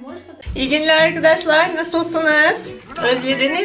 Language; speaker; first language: Turkish; non-native, fluent; Kazakh